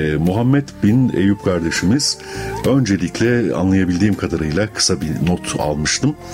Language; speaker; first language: Turkish; native; Turkish